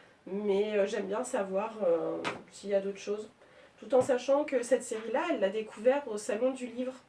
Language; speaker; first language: French; native; French